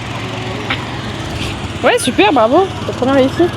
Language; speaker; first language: French; native; French